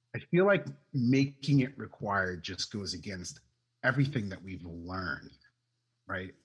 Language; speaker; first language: English; native; English